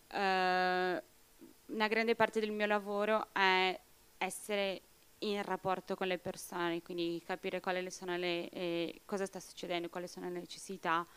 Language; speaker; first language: Italian; non-native, fluent; Portuguese